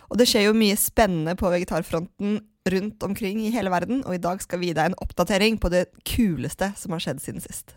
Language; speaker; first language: Norwegian; native; Norwegian